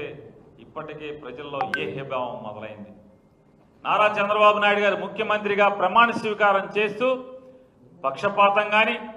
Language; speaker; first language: Telugu; native; Telugu